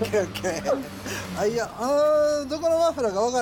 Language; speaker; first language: Japanese; native; Japanese